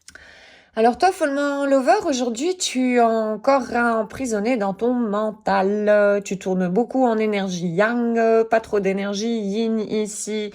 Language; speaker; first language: French; native; French